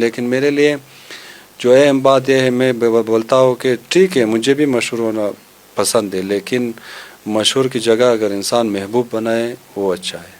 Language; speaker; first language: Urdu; non-native, local second language; Hazaragi